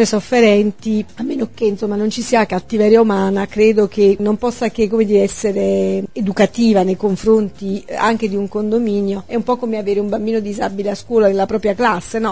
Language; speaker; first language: Italian; native; Italian